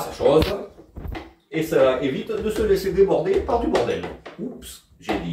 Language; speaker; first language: French; native; French